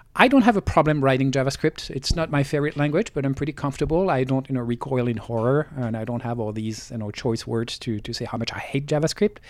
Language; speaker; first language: English; non-native, fluent; French